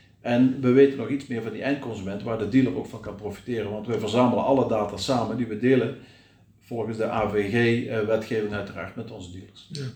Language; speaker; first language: Dutch; native; Dutch